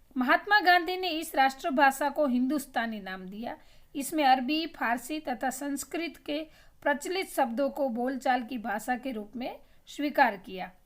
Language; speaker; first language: Hindi; non-native, local second language; Gujarati